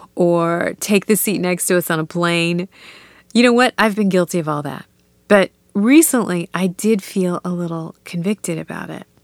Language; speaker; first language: English; native; English